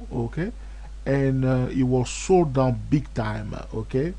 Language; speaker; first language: English; non-native, fluent; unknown